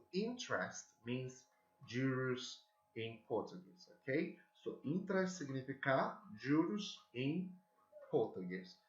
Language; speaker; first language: Portuguese; non-native, learner; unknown